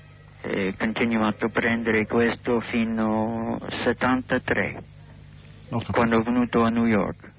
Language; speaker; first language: Italian; non-native, learner; English